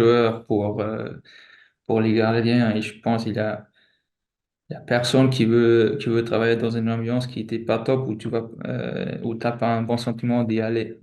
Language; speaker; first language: French; non-native, fluent; German